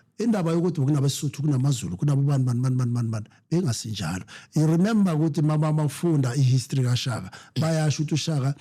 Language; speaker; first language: Zulu; non-native, local second language; Southern Sotho